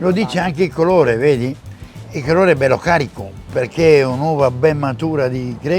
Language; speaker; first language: Italian; native; Italian